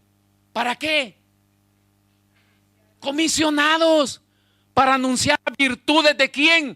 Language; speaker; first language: Spanish; native; Spanish